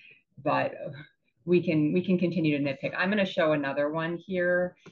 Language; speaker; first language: English; native; English